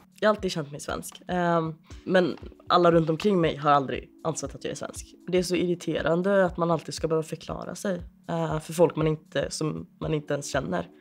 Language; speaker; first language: Swedish; native; Swedish